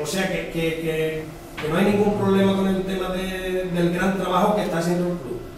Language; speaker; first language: Spanish; native; Spanish